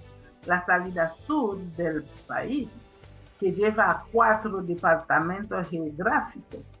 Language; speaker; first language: Spanish; non-native, fluent; Haitian Creole